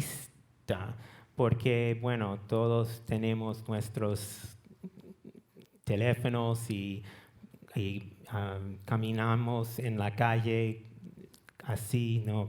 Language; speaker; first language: Spanish; non-native, learner; English